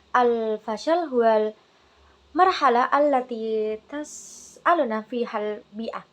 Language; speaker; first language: Arabic; non-native, learner; Indonesian